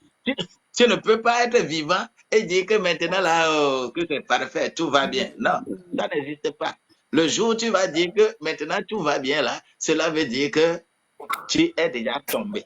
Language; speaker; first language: French; non-native, local second language; Ewe